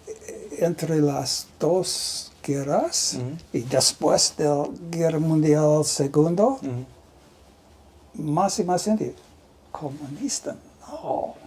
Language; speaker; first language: Spanish; non-native, learner; English